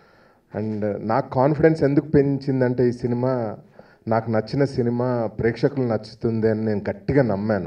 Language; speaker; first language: Telugu; native; Telugu